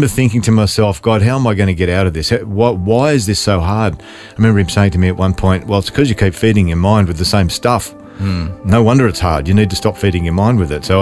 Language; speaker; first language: English; native; English